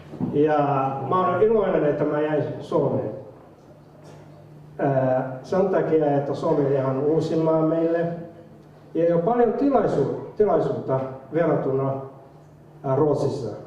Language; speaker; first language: Finnish; non-native, fluent; Somali